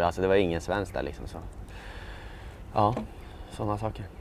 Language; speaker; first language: Swedish; native; Swedish